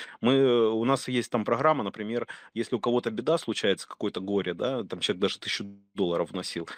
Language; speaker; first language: Russian; native; Russian